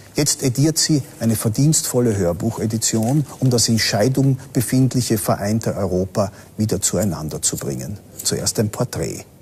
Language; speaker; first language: German; native; German